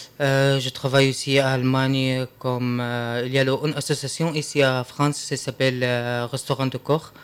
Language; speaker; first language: French; non-native, learner; Arabic